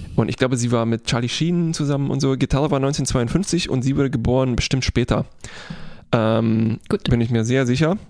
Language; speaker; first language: German; non-native, fluent; Polish